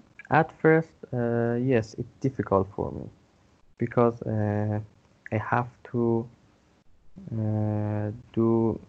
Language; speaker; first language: English; non-native, learner; Persian